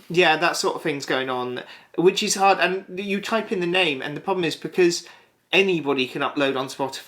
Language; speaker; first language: English; native; English